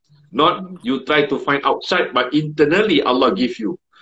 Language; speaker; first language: English; non-native, learner; Malay